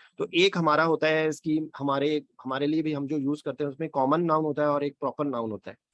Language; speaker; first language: Urdu; native; Urdu